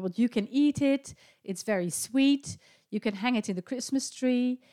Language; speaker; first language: English; non-native, fluent; Dutch